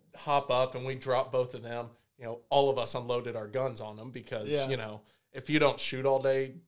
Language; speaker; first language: English; native; English